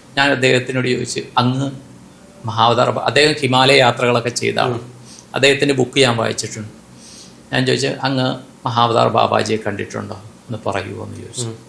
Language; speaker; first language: Malayalam; non-native, local second language; Konkani